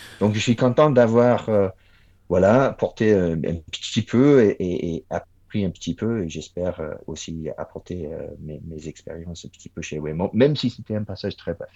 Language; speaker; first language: French; non-native, fluent; English